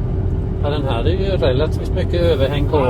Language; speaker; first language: Swedish; native; Swedish